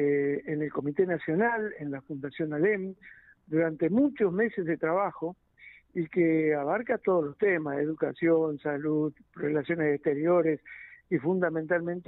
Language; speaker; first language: Spanish; native; Spanish